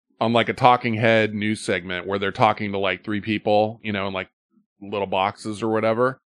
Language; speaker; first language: English; native; English